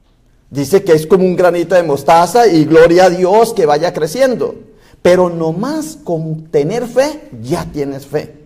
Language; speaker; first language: Spanish; native; Spanish